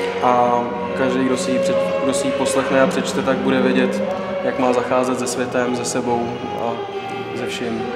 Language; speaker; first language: Czech; native; Czech